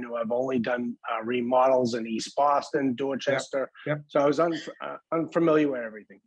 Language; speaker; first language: English; native; English